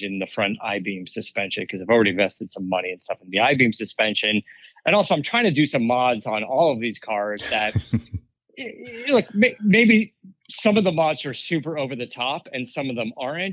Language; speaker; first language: English; native; English